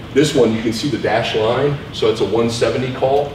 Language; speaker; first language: English; native; English